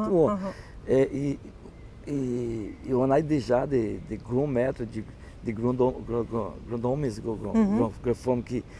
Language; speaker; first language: French; non-native, learner; Portuguese